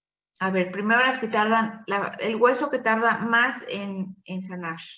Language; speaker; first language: Spanish; native; Spanish